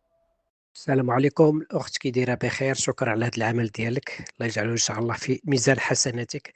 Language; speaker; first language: Arabic; native; Arabic